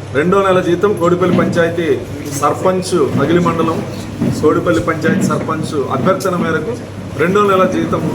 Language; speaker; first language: Telugu; native; Telugu